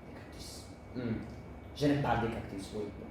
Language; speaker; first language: French; non-native, learner; Italian